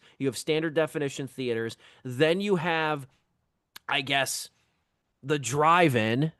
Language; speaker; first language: English; native; English